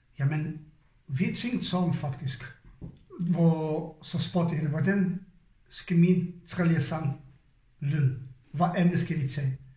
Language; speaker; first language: Danish; non-native, fluent; Serbian